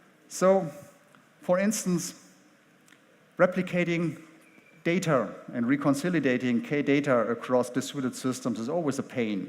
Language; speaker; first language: English; non-native, fluent; German